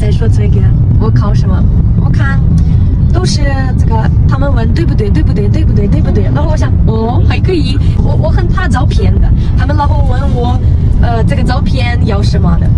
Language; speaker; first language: Chinese; non-native, learner; Russian